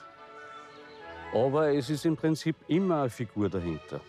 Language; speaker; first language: German; native; German